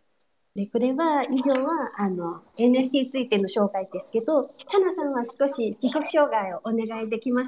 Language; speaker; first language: Japanese; non-native, fluent; Chinese